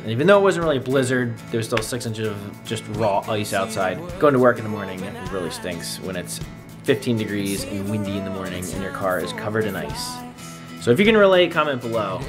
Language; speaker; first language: English; native; English